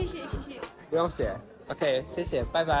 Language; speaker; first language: Chinese; non-native, learner; Turkish